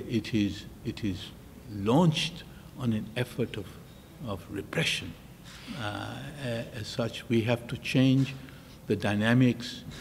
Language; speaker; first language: English; non-native, local second language; Urdu